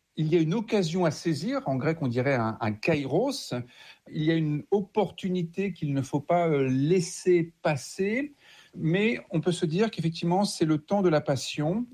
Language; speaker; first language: French; native; French